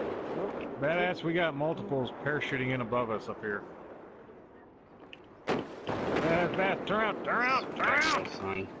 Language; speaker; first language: English; native; English